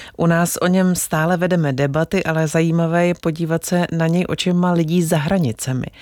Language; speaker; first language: Czech; native; Czech